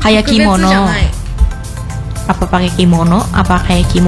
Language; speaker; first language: Indonesian; native; Indonesian